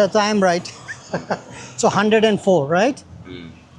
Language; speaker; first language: English; non-native, learner; Bangla